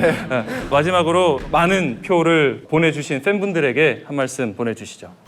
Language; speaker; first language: Korean; native; Korean